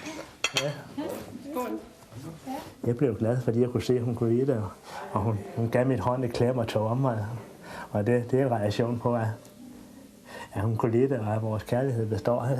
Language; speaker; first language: Danish; native; Danish